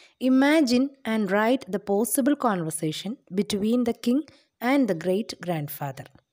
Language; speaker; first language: English; non-native, local second language; Malayalam